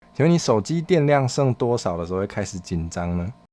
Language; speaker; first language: Chinese; native; Chinese